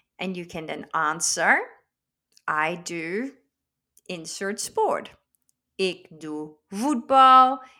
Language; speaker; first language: English; non-native, fluent; Dutch